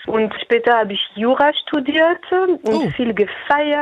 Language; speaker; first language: German; non-native, fluent; French